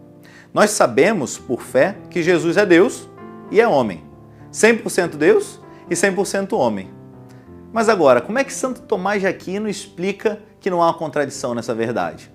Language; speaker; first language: Portuguese; native; Portuguese